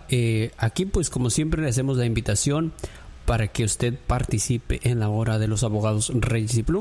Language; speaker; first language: Spanish; native; Spanish